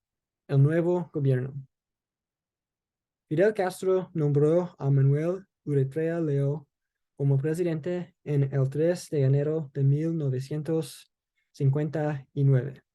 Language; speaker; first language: Spanish; non-native, learner; English